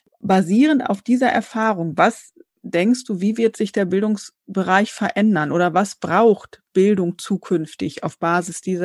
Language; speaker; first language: German; native; German